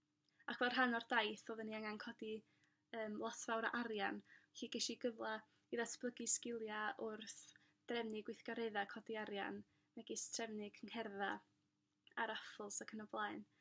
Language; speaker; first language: Welsh; native; Welsh